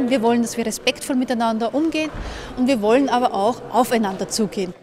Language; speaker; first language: German; native; German